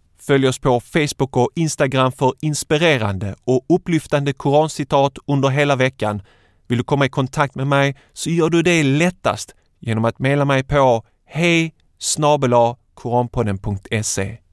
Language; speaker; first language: Swedish; native; Swedish